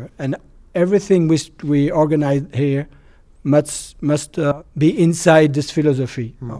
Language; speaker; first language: English; non-native, learner; French